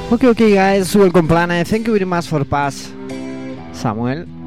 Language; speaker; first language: English; non-native, learner; Spanish